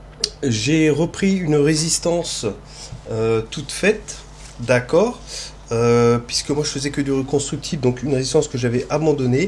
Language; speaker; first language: French; native; French